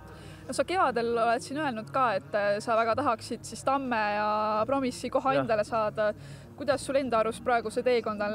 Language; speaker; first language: Estonian; native; Estonian